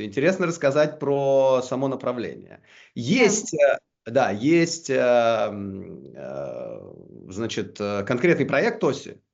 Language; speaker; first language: Russian; native; Russian